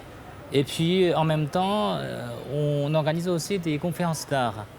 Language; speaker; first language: French; non-native, fluent; Chinese